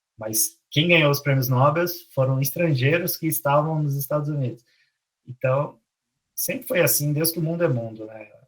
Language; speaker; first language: Portuguese; native; Portuguese